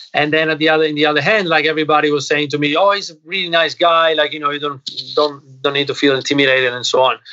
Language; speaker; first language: English; non-native, fluent; Italian